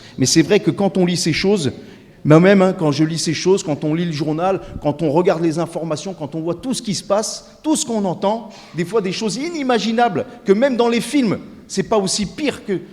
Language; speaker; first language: French; native; French